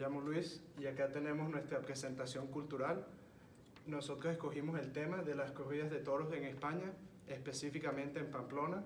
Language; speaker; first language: Spanish; early bilingual, heritage; Spanish